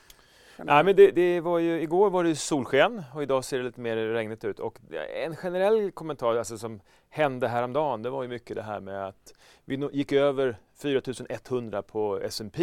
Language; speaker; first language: Swedish; native; Swedish